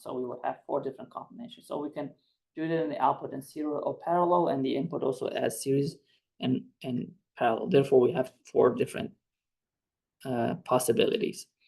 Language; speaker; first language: English; non-native, fluent; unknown